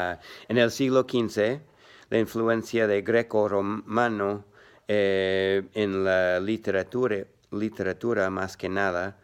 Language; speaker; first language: Spanish; non-native, learner; English